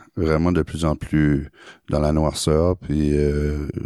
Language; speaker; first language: French; native; French